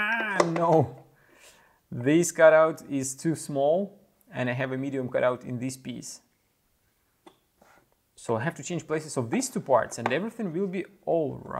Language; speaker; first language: English; non-native, fluent; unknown